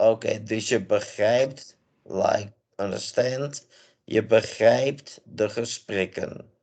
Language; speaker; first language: Dutch; non-native, fluent; English